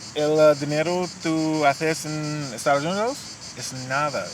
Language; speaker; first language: Spanish; non-native, learner; English